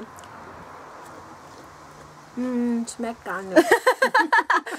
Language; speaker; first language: German; non-native, learner; Thai